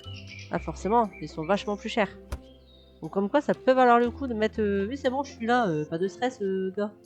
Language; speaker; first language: French; native; French